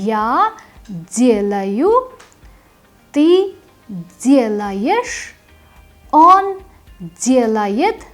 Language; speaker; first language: Russian; non-native, fluent; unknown